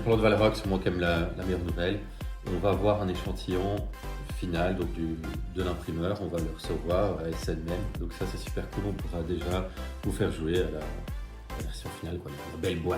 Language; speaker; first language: French; native; French